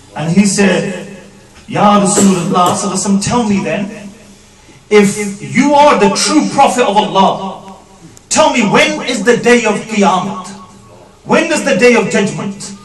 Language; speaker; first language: English; early bilingual, other home language; Punjabi